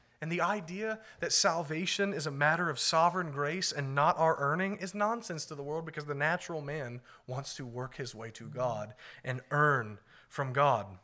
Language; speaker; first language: English; native; English